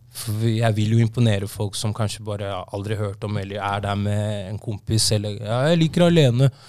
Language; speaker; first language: Norwegian; native; Norwegian